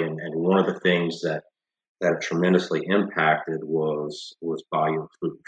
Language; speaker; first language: English; native; English